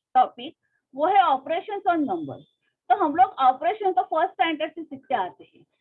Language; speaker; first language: Hindi; non-native, local second language; Marathi